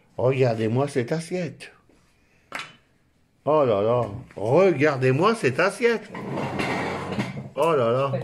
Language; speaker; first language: French; native; French